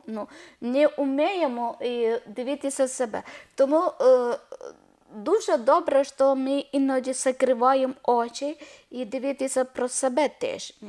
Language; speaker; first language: Ukrainian; non-native, learner; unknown